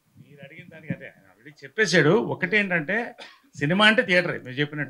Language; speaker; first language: Telugu; native; Telugu